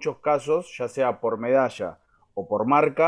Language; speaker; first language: Spanish; native; Spanish